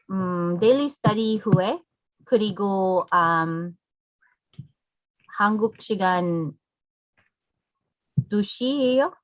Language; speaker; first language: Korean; non-native, learner; English